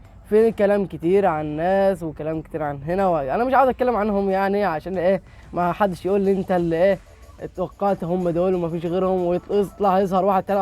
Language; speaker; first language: Arabic; native; Arabic